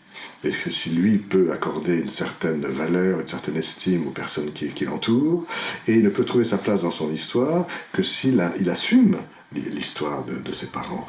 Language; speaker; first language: French; native; French